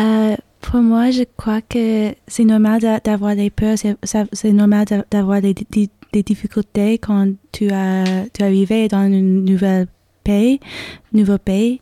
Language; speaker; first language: French; non-native, learner; English